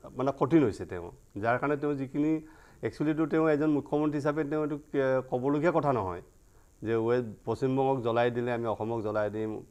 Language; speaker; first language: Assamese; native; Assamese